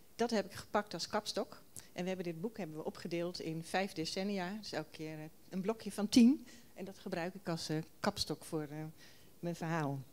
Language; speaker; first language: Dutch; native; Dutch